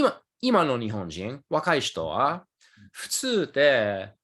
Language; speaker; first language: Japanese; early bilingual, other home language; English